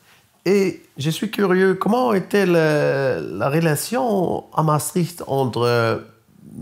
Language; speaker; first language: French; non-native, fluent; Dutch